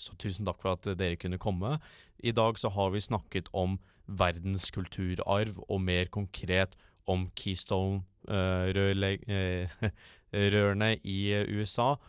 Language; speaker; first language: Norwegian; native; Norwegian